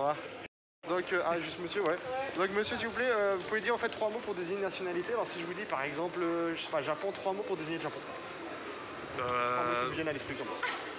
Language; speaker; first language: French; native; French